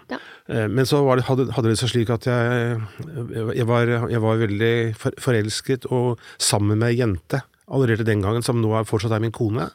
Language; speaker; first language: Norwegian; native; Norwegian